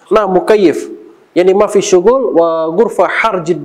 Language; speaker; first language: Arabic; non-native, learner; Indonesian